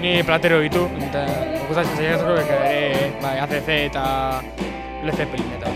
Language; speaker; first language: Basque; non-native, local second language; Spanish